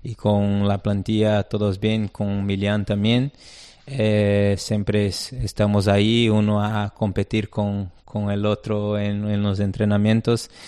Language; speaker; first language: Spanish; non-native, fluent; Portuguese